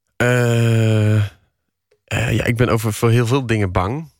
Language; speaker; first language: Dutch; native; Dutch